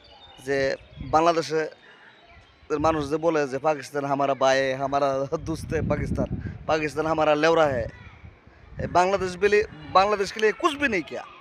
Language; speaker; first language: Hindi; non-native, learner; Bangla